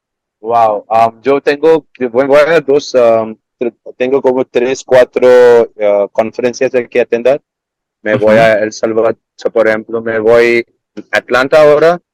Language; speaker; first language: Spanish; non-native, learner; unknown